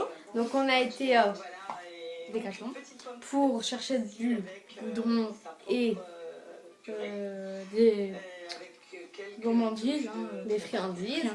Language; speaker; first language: French; native; French